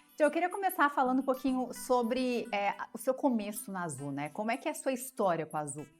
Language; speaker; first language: Portuguese; native; Portuguese